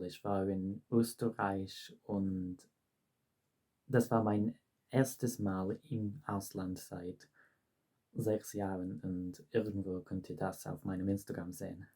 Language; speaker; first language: German; non-native, fluent; English